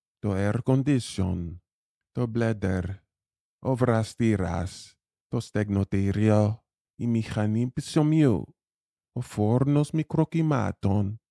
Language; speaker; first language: Greek; non-native, learner; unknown